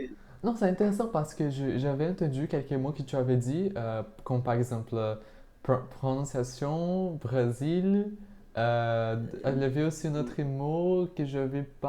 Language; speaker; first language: French; non-native, fluent; Portuguese